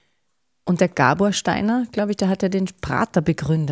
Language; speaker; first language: German; native; German